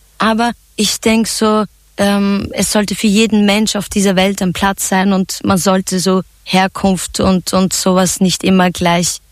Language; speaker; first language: German; early bilingual, other home language; Turkish